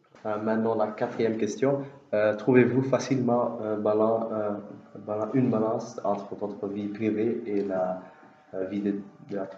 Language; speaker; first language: French; non-native, learner; Dutch